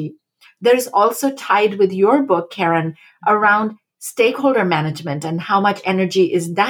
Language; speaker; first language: English; non-native, local second language; Hindi